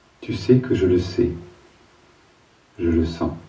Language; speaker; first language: French; native; French